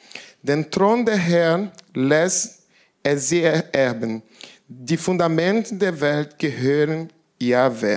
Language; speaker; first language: German; non-native, learner; Portuguese